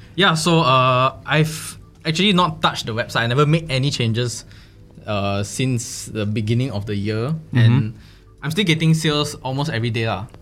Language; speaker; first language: English; non-native, local second language; Chinese